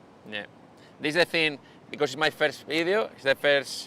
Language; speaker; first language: English; non-native, fluent; Spanish